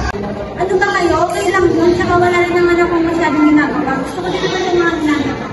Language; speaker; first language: Filipino; native; Filipino